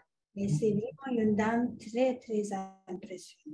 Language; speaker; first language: French; non-native, fluent; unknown